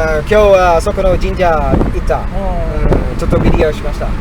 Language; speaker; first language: Japanese; non-native, learner; English